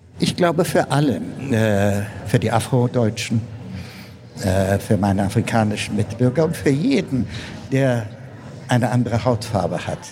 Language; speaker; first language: German; non-native, fluent; Amharic